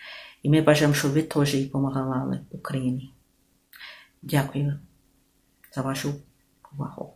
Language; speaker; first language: Ukrainian; early bilingual, heritage; Ukrainian